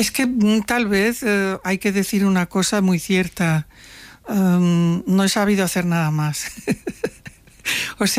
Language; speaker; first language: Spanish; non-native, local second language; Catalan